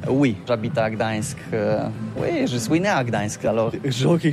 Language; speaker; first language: French; non-native, learner; Polish